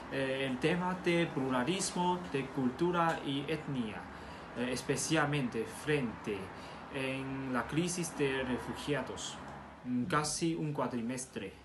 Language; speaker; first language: Spanish; non-native, fluent; Chinese